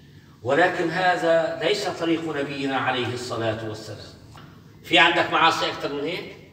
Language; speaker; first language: Arabic; native; Arabic